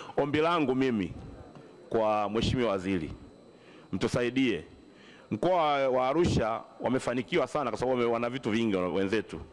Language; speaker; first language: Swahili; native; Swahili